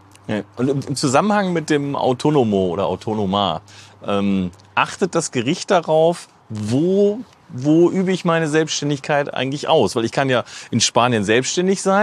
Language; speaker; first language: German; native; German